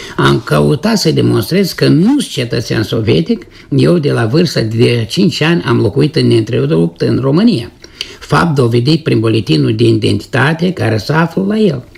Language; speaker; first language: Romanian; native; Romanian